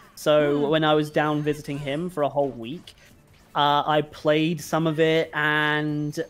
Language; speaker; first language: English; native; English